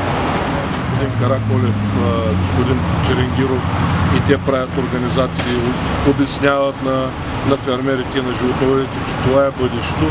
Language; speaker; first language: Bulgarian; native; Bulgarian